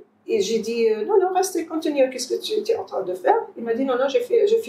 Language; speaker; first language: French; non-native, fluent; Arabic